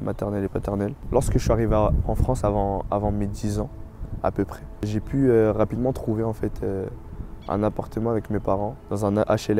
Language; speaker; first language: French; early bilingual, other home language; Lingala